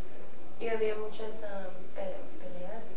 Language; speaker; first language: Spanish; early bilingual, heritage; Spanish